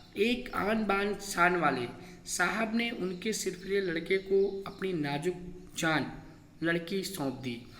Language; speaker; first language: Hindi; native; Hindi